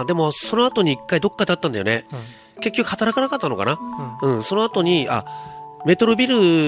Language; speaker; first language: Japanese; native; Japanese